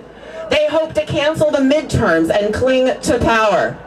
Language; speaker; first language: English; native; English